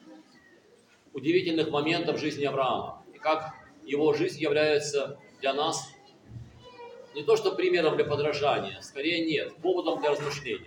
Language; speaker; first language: Russian; native; Russian